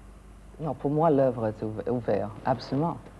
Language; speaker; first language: French; non-native, fluent; English